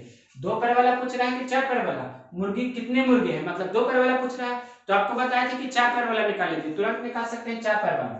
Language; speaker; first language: Hindi; native; Hindi